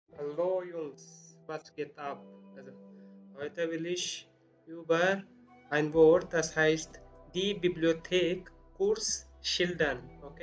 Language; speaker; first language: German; non-native, learner; Spanish